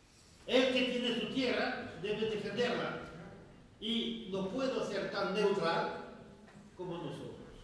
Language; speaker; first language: Spanish; non-native, fluent; French